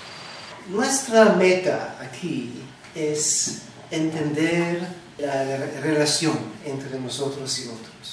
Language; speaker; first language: Spanish; non-native, fluent; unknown